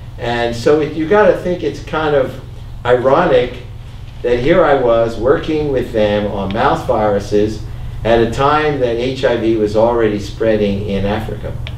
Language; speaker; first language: English; native; English